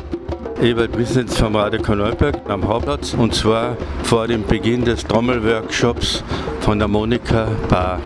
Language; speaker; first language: German; native; German